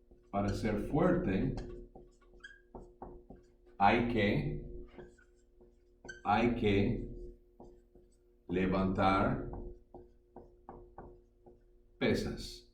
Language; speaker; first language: Spanish; non-native, fluent; English